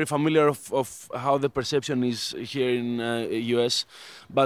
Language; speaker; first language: English; non-native, fluent; Greek